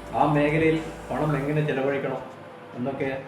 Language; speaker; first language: Malayalam; native; Malayalam